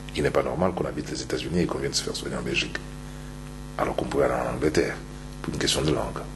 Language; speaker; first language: French; non-native, local second language; Luba-Lulua